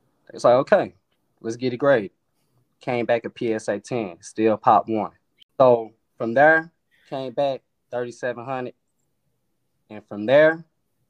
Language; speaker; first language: English; native; English